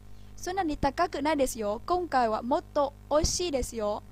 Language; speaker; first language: Japanese; non-native, learner; Vietnamese